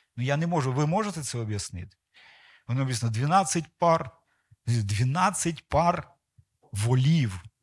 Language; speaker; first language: Ukrainian; non-native, local second language; Russian